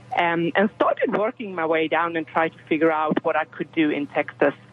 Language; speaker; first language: English; non-native, fluent; Swedish